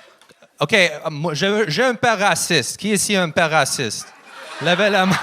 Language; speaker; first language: French; non-native, learner; Russian